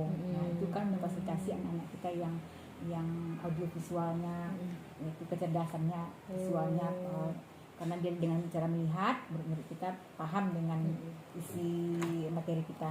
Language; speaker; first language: Indonesian; native; Indonesian